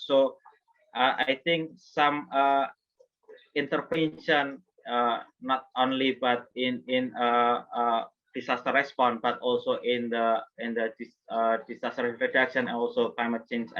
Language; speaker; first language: English; non-native, fluent; Indonesian